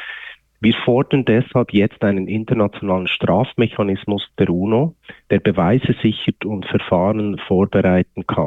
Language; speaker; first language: German; native; German